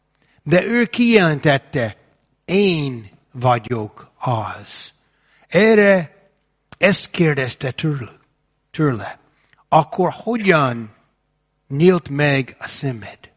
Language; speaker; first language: Hungarian; non-native, fluent; English